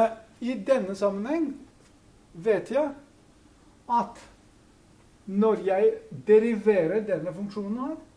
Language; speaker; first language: Norwegian; non-native, fluent; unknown